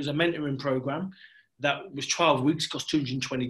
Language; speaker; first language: English; native; English